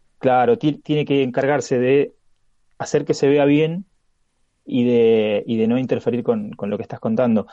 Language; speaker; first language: Spanish; native; Spanish